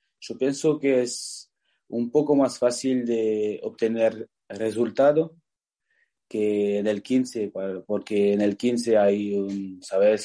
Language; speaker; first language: Spanish; non-native, learner; French